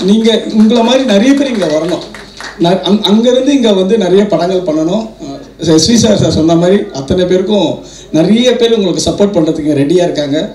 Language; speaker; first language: Tamil; native; Tamil